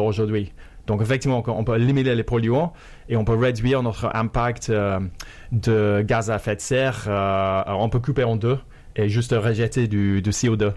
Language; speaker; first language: French; non-native, fluent; English